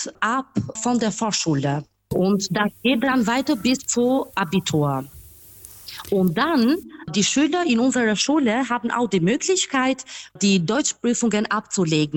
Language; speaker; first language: German; non-native, fluent; Albanian